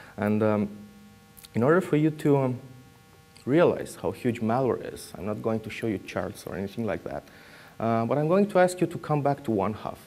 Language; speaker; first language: English; non-native, fluent; Romanian